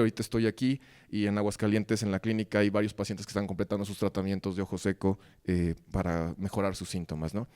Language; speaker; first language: Spanish; native; Spanish